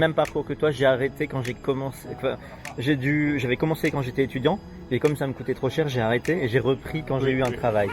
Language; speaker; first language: French; native; French